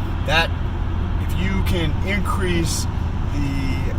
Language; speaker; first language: English; native; English